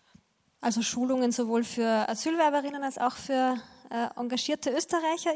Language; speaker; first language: German; native; German